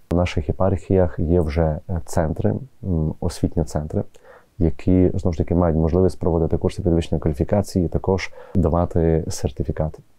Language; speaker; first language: Ukrainian; native; Ukrainian